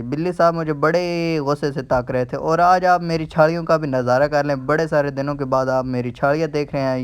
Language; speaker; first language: Urdu; non-native, local second language; Punjabi